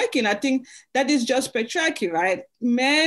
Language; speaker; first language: English; native; English